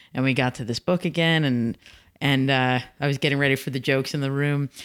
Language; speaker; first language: English; native; English